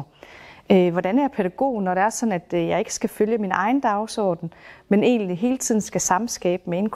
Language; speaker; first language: Danish; native; Danish